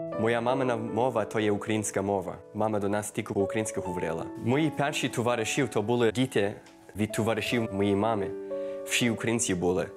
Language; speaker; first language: Ukrainian; early bilingual, heritage; Ukrainian